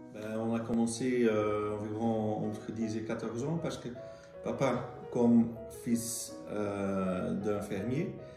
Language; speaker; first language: French; non-native, local second language; Dutch